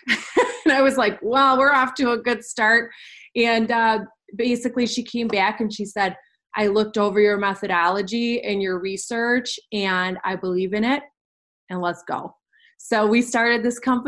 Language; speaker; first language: English; native; English